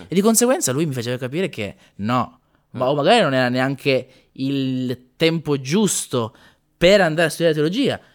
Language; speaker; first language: Italian; native; Italian